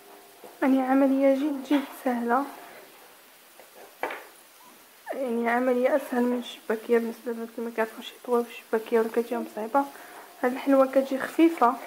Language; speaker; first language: Arabic; native; Arabic